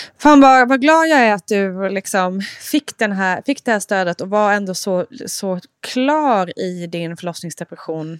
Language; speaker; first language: Swedish; native; Swedish